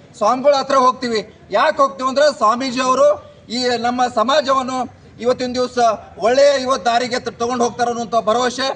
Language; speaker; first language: Kannada; non-native, local second language; Lambadi